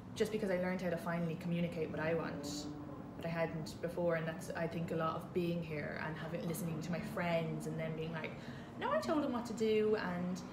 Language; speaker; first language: English; native; English